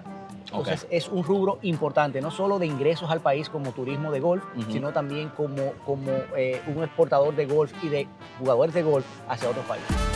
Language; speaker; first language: Spanish; native; Spanish